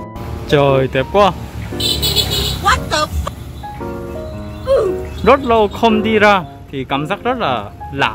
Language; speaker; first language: Vietnamese; non-native, learner; Korean